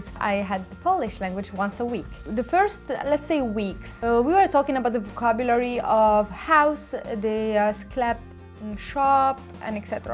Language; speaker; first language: English; non-native, local second language; Arabic